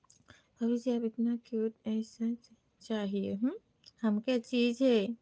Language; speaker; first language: Hindi; non-native, local second language; Bangla